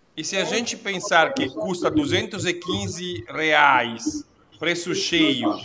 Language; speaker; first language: Portuguese; non-native, fluent; Italian